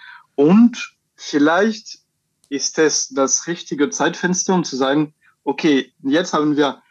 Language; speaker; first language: German; non-native, learner; French